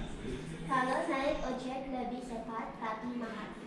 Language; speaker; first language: Indonesian; non-native, learner; Filipino